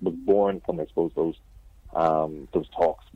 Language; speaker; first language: English; native; English